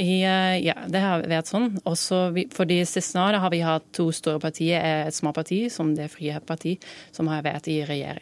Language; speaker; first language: Norwegian; non-native, learner; Dutch